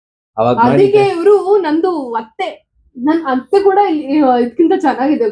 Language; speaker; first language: Kannada; non-native, learner; Marathi